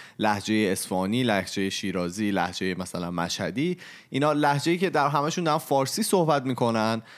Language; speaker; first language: Persian; native; Persian